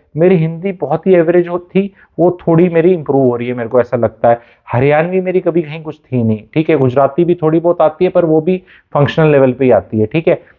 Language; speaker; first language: Hindi; native; Hindi